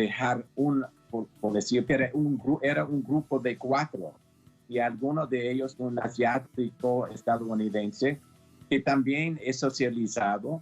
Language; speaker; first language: Spanish; non-native, fluent; English